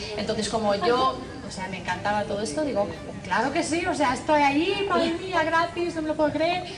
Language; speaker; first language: Spanish; non-native, fluent; English